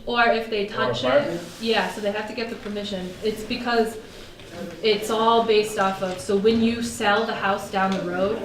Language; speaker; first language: English; native; English